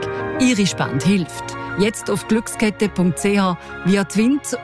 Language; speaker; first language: German; native; German